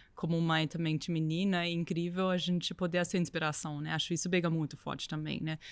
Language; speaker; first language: Portuguese; non-native, fluent; German